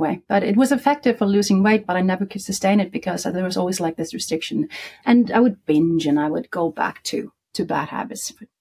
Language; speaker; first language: English; non-native, fluent; Icelandic